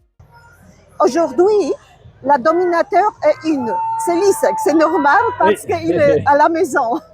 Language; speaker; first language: French; non-native, learner; Polish